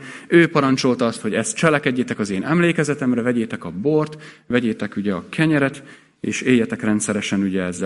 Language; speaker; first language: Hungarian; native; Hungarian